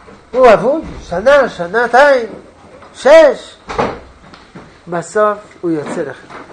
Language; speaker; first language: Hebrew; non-native, fluent; French